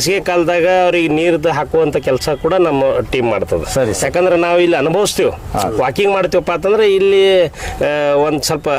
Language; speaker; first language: Kannada; native; Kannada